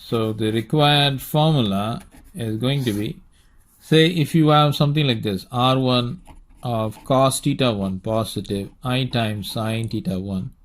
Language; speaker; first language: English; non-native, local second language; Tamil